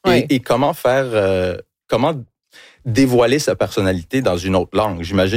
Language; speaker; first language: French; early bilingual, other home language; English